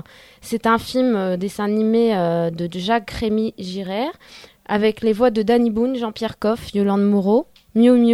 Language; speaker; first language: French; native; French